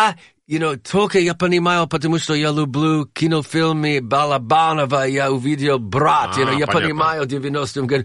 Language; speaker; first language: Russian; non-native, learner; English